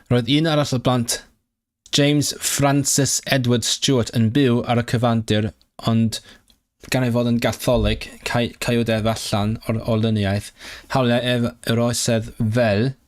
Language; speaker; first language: Welsh; non-native, learner; Cantonese